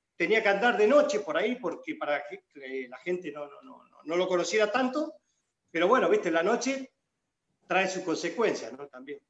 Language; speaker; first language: Spanish; native; Spanish